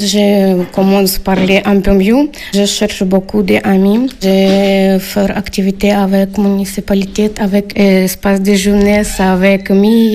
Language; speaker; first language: French; non-native, learner; Ukrainian